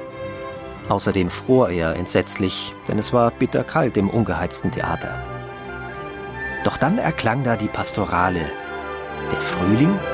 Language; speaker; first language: German; native; German